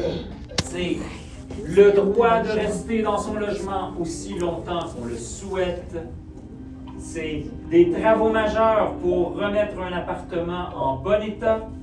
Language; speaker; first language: French; native; French